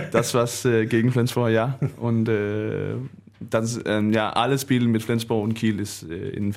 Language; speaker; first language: German; non-native, learner; Danish